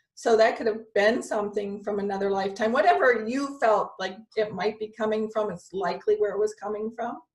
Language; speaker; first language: English; native; English